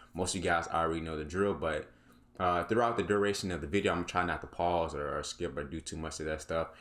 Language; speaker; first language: English; native; English